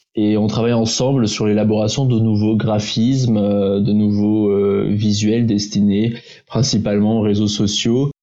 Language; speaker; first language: French; early bilingual, heritage; Czech